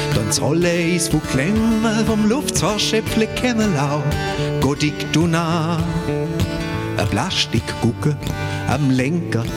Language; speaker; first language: German; native; German